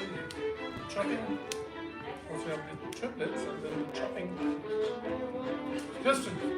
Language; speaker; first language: English; non-native, learner; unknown